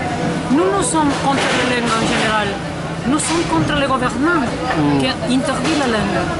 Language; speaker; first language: French; non-native, learner; Catalan